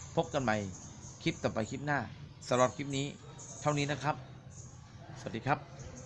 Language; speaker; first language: Thai; native; Thai